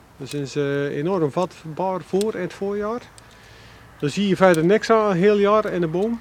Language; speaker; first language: Dutch; native; Dutch